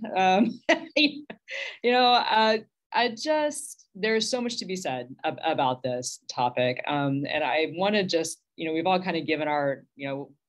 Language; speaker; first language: English; native; English